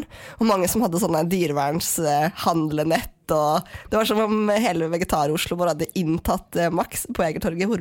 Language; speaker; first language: Norwegian; native; Norwegian